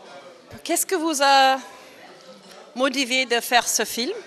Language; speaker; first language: French; non-native, fluent; German